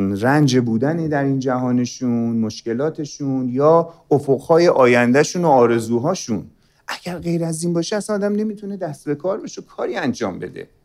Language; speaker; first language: Persian; native; Persian